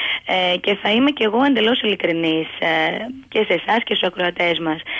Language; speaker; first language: Greek; native; Greek